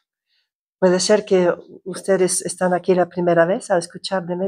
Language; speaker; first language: Spanish; non-native, fluent; Croatian